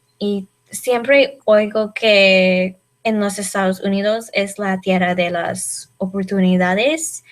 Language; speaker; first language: Spanish; non-native, learner; English